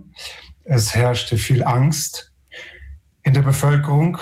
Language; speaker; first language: German; non-native, fluent; Ukrainian